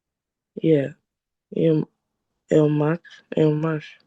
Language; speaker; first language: French; non-native, learner; English